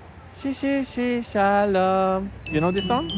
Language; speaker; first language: English; non-native, fluent; Hebrew